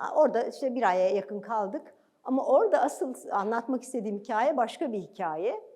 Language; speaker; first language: Turkish; native; Turkish